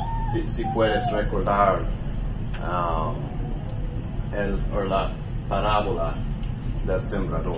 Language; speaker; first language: Spanish; non-native, learner; English